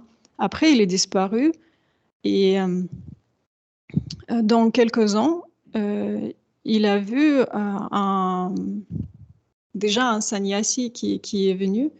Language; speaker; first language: French; non-native, fluent; Russian